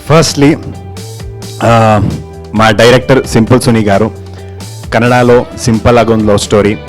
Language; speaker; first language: Telugu; non-native, learner; Kannada